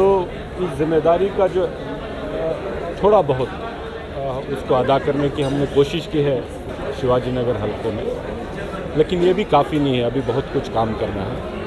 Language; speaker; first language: Urdu; native; Urdu